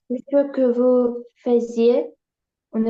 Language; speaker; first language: French; non-native, learner; Ukrainian